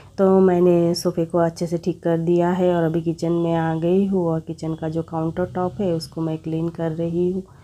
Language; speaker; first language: Hindi; non-native, local second language; Bangla